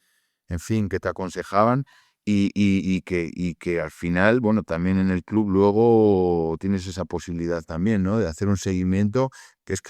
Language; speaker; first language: Spanish; native; Spanish